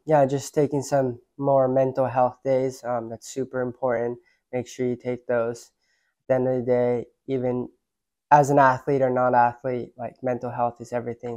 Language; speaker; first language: English; early bilingual, other home language; Japanese